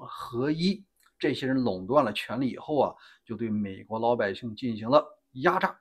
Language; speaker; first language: Chinese; native; Chinese